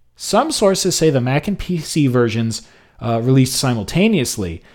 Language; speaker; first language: English; native; English